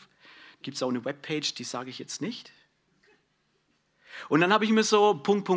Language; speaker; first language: German; native; German